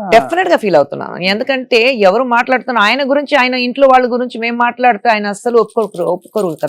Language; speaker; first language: Telugu; non-native, fluent; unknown